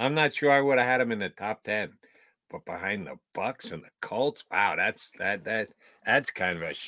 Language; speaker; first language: English; native; English